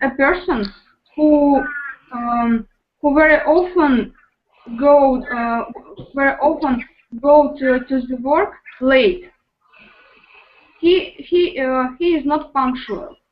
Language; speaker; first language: English; non-native, learner; Russian